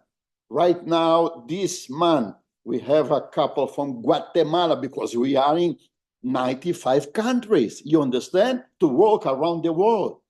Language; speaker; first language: English; non-native, fluent; Portuguese